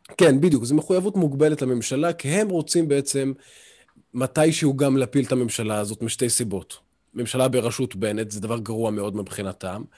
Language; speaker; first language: Hebrew; non-native, local second language; Arabic